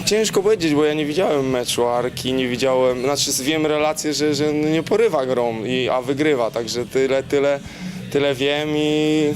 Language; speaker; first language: Polish; native; Polish